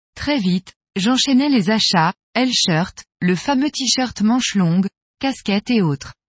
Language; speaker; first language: French; native; French